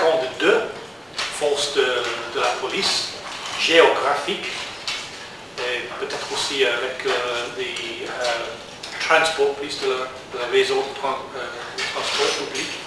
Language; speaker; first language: French; non-native, learner; English